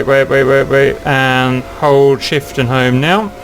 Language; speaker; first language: English; native; English